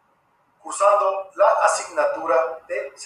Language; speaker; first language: Spanish; native; Spanish